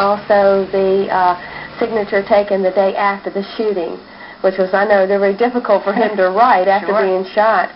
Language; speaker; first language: English; native; English